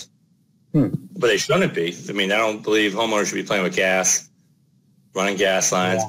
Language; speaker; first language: English; native; English